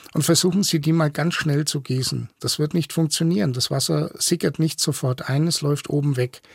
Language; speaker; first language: German; native; German